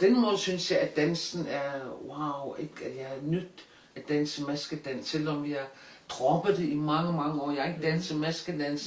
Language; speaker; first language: Danish; non-native, local second language; Kalaallisut